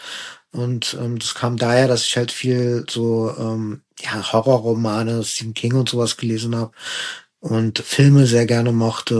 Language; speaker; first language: German; early bilingual, other home language; Persian